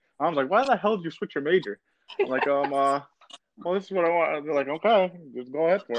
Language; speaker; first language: English; native; English